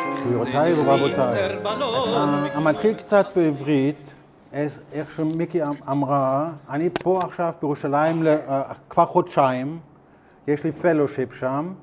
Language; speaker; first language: Hebrew; non-native, learner; German